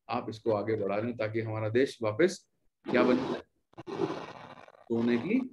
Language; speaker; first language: Hindi; native; Hindi